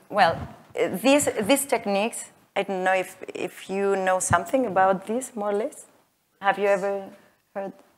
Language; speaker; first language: English; non-native, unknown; Spanish